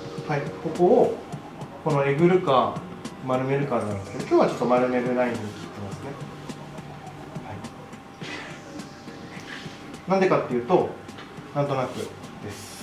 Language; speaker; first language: Japanese; native; Japanese